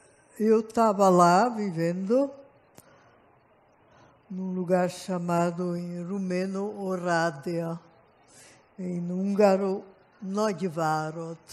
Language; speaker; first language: Portuguese; non-native, fluent; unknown